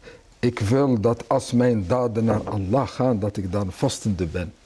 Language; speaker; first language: Dutch; early bilingual, other home language; Arabic